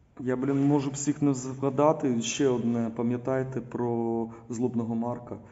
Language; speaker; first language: Ukrainian; non-native, local second language; Russian